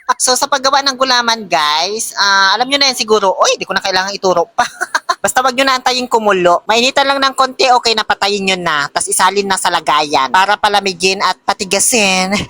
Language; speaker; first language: Filipino; non-native, local second language; Pangasinan